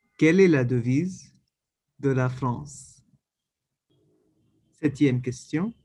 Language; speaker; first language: French; non-native, fluent; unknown